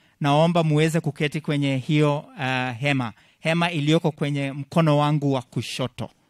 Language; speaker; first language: Swahili; non-native, local second language; Kalenjin